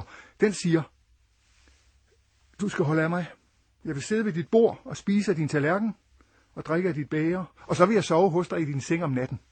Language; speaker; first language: Danish; native; Danish